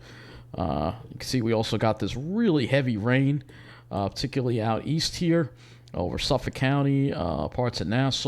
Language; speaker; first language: English; native; English